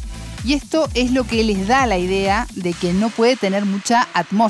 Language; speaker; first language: Spanish; native; Spanish